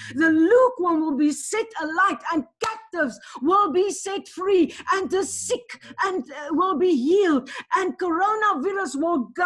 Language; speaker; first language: English; non-native, local second language; Afrikaans